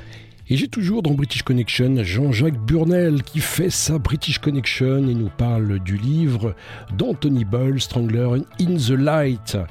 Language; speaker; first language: French; native; French